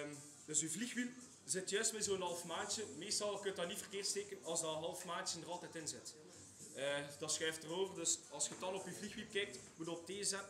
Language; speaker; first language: Dutch; native; Dutch